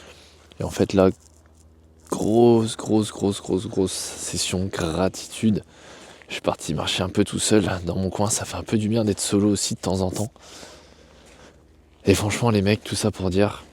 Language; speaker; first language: French; native; French